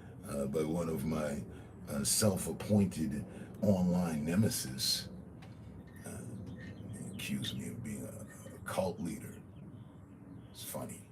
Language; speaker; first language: English; native; English